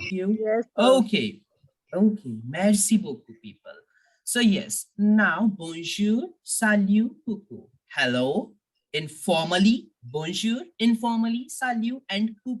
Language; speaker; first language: French; non-native, fluent; Hindi